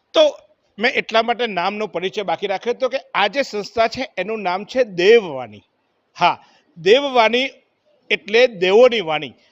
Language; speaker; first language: Gujarati; native; Gujarati